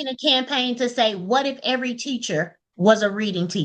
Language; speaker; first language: English; native; English